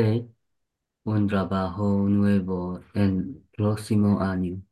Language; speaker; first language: Spanish; non-native, learner; Chinese